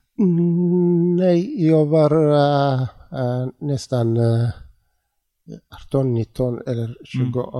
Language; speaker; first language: Swedish; non-native, learner; Tigrinya